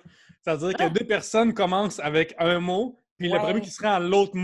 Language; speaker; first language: French; native; French